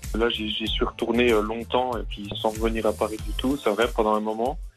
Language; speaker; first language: French; native; French